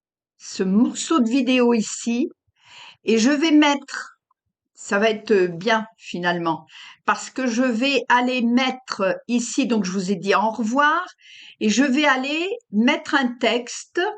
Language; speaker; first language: French; native; French